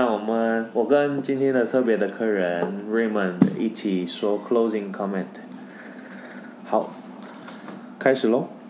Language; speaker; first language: Chinese; non-native, fluent; Korean